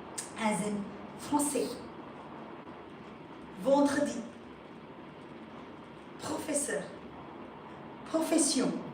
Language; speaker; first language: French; non-native, fluent; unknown